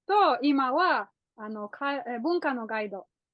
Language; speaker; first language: Japanese; non-native, learner; Polish